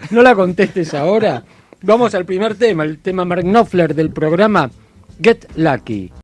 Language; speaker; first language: Spanish; native; Spanish